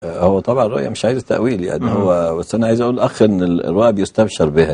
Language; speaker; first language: Arabic; native; Arabic